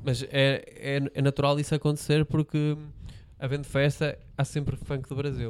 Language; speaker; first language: Portuguese; native; Portuguese